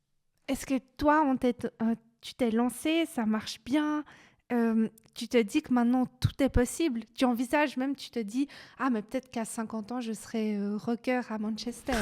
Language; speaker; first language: French; native; French